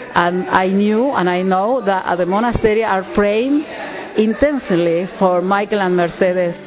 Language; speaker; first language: English; non-native, fluent; Spanish